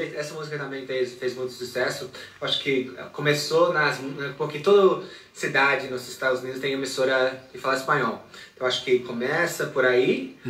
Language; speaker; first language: Portuguese; non-native, fluent; English